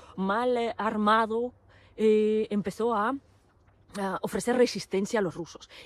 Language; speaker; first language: Spanish; non-native, fluent; Ukrainian